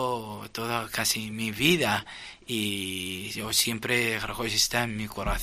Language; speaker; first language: Spanish; non-native, fluent; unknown